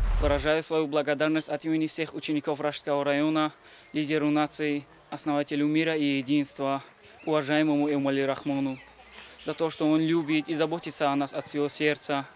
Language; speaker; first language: Russian; non-native, local second language; Tajik